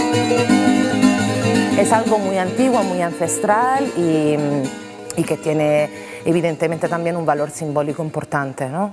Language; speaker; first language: Spanish; non-native, fluent; Italian